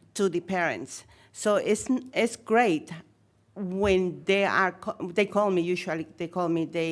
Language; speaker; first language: English; non-native, fluent; Spanish